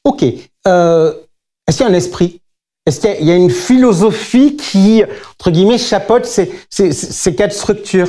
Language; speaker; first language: French; native; French